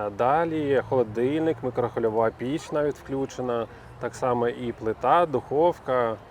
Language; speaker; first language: Ukrainian; non-native, local second language; Russian